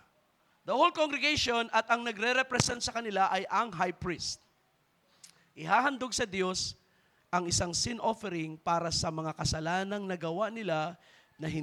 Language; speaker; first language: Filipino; native; Filipino